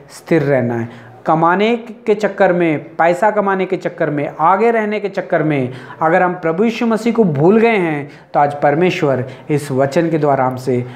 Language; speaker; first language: Hindi; non-native, local second language; Telugu